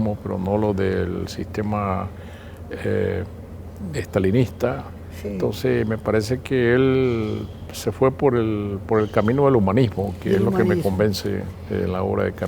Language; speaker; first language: Spanish; native; Spanish